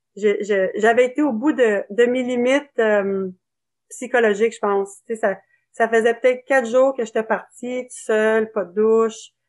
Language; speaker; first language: French; native; French